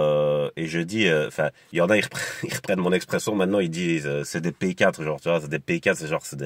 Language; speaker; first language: French; native; French